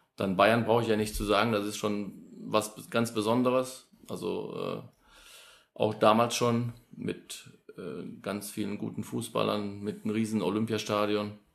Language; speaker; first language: German; early bilingual, other home language; Polish